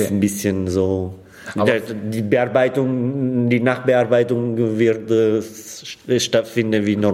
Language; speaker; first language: German; non-native, fluent; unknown